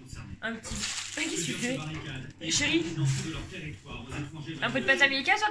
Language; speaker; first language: French; native; French